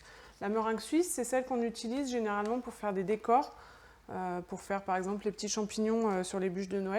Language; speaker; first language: French; native; French